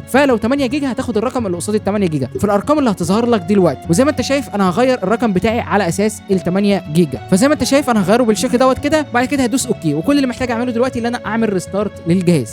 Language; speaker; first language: Arabic; native; Arabic